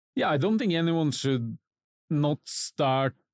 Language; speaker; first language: English; non-native, fluent; Norwegian